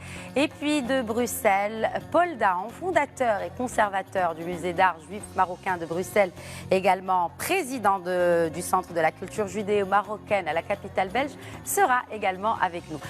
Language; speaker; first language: French; non-native, local second language; Arabic